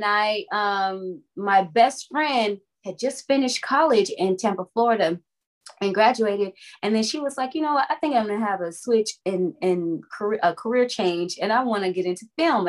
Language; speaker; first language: English; native; English